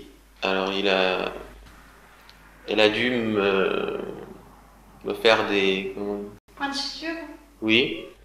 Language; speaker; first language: French; non-native, fluent; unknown